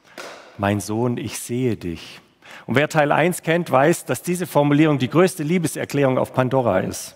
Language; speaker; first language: German; native; German